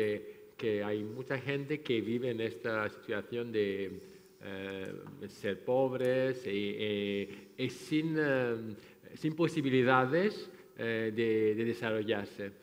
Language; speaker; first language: Spanish; non-native, fluent; French